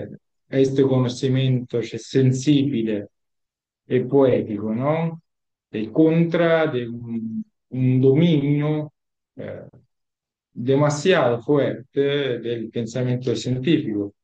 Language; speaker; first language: Spanish; non-native, fluent; Italian